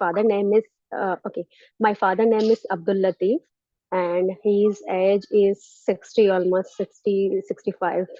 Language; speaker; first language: English; non-native, learner; Urdu